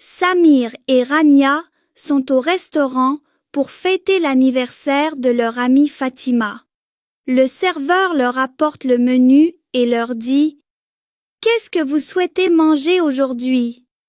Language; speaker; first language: French; non-native, local second language; Arabic